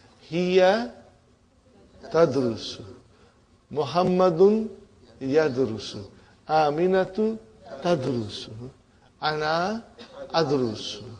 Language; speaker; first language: Arabic; non-native, fluent; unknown